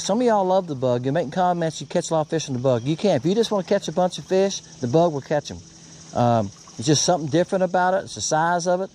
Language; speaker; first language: English; native; English